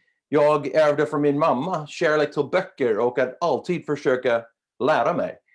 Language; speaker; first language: Swedish; non-native, fluent; English